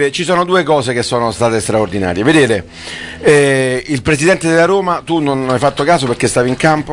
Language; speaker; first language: Italian; native; Italian